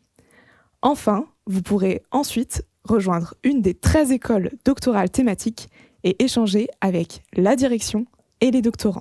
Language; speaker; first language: French; native; French